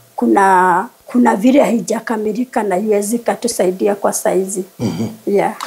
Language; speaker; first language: Swahili; non-native, local second language; Kikuyu